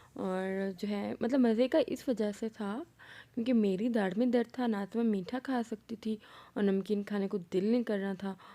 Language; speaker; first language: Urdu; non-native, local second language; Punjabi